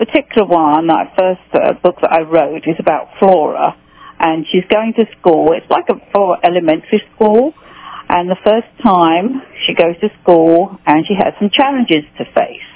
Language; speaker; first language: English; native; English